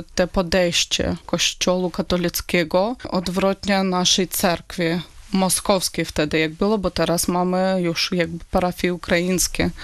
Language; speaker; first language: Polish; non-native, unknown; Russian